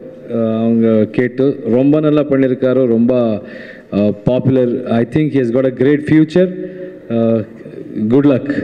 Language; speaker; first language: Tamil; non-native, fluent; Kannada